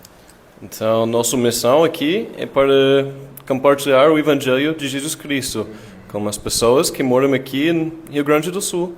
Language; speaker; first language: Portuguese; non-native, fluent; English